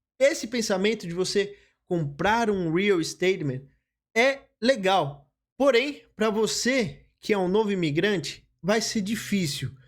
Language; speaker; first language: Portuguese; native; Portuguese